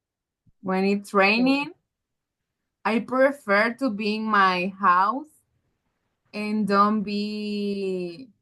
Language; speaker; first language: English; non-native, learner; Spanish